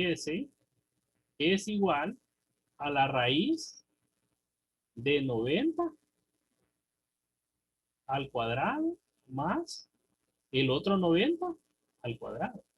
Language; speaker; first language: Spanish; native; Spanish